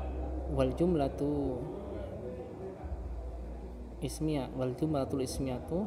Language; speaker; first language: Arabic; non-native, fluent; Indonesian